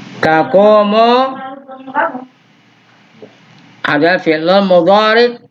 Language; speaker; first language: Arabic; non-native, fluent; Indonesian